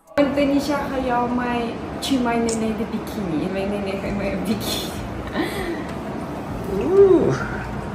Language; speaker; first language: Chinese; non-native, fluent; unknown